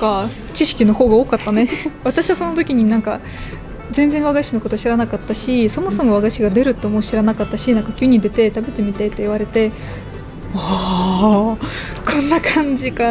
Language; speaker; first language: Japanese; non-native, fluent; Russian